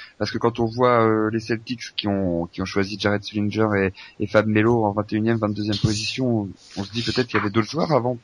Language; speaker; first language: French; native; French